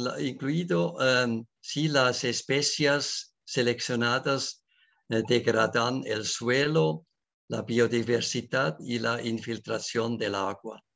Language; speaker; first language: Spanish; non-native, learner; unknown